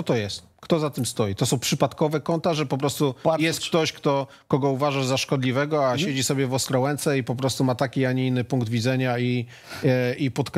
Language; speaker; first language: Polish; native; Polish